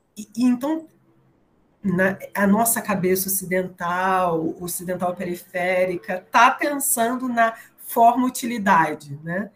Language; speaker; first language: Portuguese; native; Portuguese